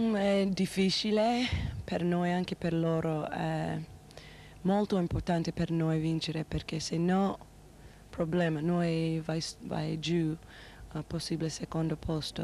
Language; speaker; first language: Italian; non-native, learner; English